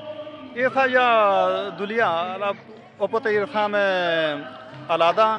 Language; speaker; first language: Greek; non-native, learner; Arabic